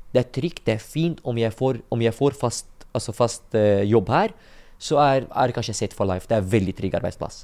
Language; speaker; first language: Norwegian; non-native, fluent; Arabic